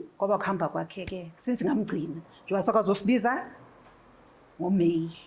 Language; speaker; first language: Zulu; native; Zulu